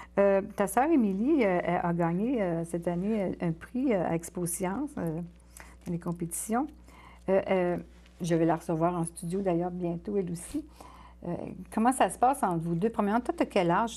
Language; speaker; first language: French; native; French